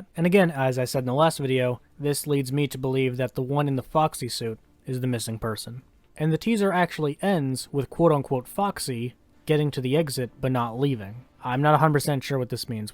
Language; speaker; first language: English; native; English